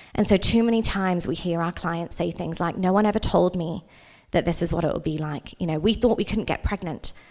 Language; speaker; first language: English; native; English